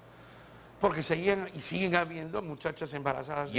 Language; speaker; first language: Spanish; native; Spanish